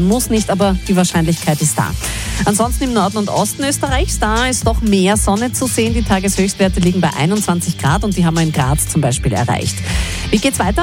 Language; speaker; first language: German; native; German